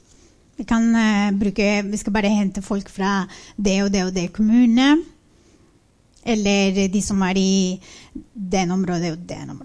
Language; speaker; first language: Norwegian; non-native, fluent; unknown